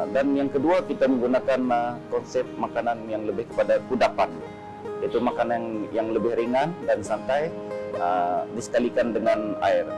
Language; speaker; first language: Malay; native; Malay